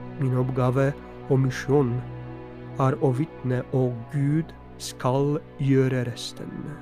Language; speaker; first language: Norwegian; non-native, fluent; Polish